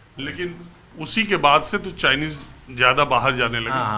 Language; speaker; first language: Hindi; native; Hindi